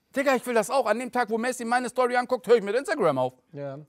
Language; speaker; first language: German; early bilingual, other home language; Turkish